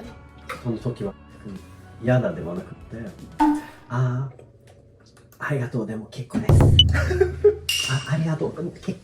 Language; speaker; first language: Japanese; non-native, fluent; Swedish